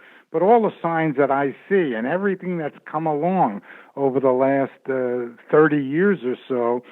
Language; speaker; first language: English; native; English